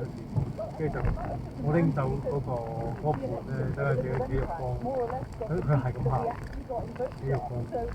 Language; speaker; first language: Cantonese; early bilingual, heritage; Cantonese